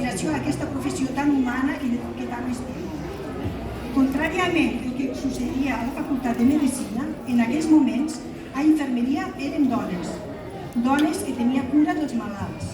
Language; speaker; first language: Catalan; native; Catalan